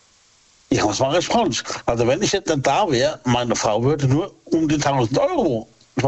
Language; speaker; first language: German; native; German